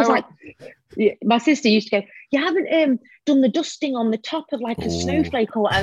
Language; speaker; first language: English; native; English